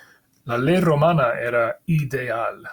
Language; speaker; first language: Spanish; non-native, fluent; English